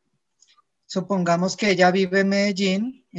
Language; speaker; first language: Spanish; native; Spanish